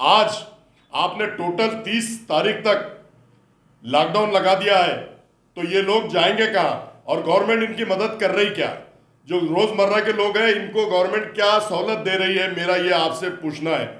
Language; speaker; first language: Hindi; non-native, local second language; Urdu